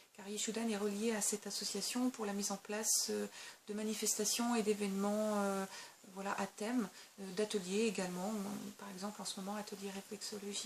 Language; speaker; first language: French; native; French